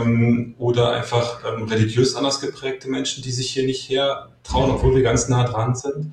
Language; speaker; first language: German; native; German